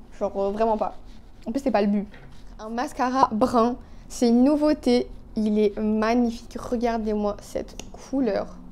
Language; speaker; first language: French; non-native, local second language; Arabic